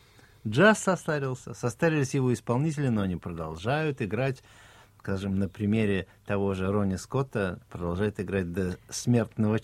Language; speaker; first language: Russian; native; Russian